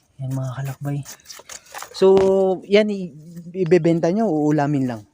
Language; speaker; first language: Filipino; native; Filipino